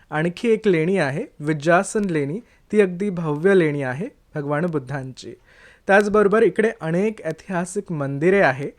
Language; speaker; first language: Marathi; native; Marathi